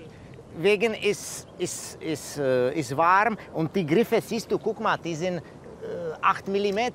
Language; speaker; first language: German; non-native, learner; Czech